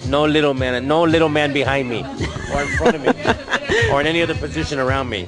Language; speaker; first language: English; native; English